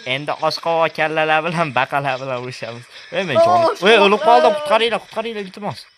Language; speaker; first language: Turkish; non-native, learner; Uzbek